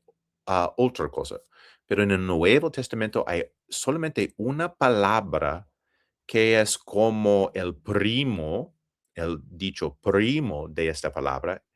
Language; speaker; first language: Spanish; non-native, fluent; English